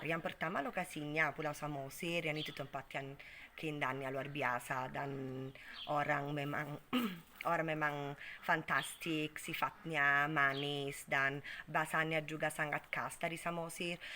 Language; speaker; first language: Indonesian; non-native, fluent; Italian